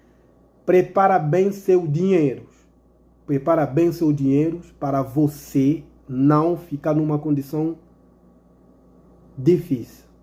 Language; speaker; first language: Portuguese; non-native, fluent; Lingala